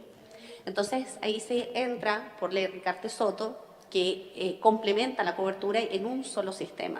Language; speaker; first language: Spanish; native; Spanish